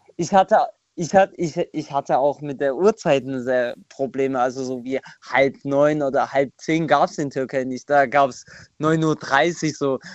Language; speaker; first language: German; non-native, fluent; Turkish